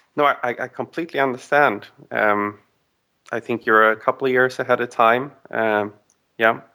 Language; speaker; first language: English; non-native, fluent; Swedish